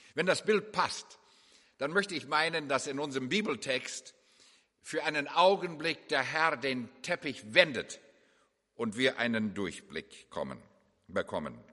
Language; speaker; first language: German; early bilingual, heritage; English